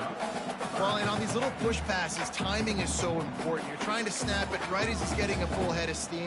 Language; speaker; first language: English; native; English